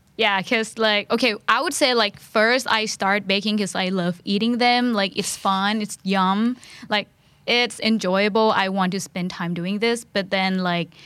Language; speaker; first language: English; non-native, fluent; Thai